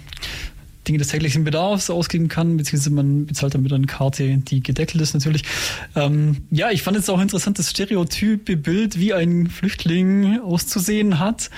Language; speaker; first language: German; native; German